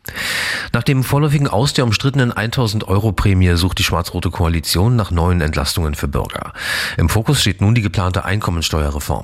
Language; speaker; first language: German; native; German